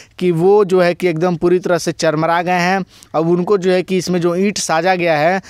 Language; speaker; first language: Hindi; native; Hindi